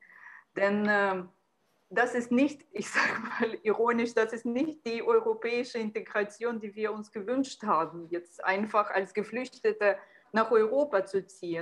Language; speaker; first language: German; non-native, fluent; Ukrainian